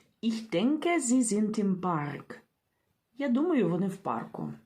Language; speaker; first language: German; non-native, fluent; Ukrainian